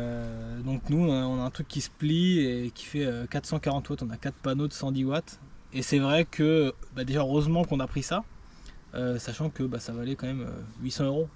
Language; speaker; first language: French; native; French